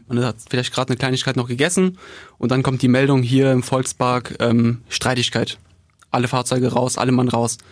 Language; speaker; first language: German; early bilingual, other home language; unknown